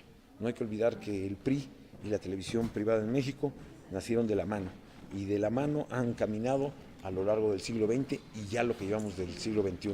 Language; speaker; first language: Spanish; native; Spanish